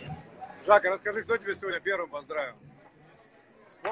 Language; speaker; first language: Russian; native; Russian